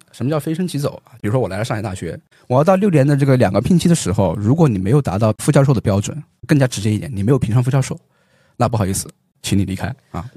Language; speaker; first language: Chinese; native; Chinese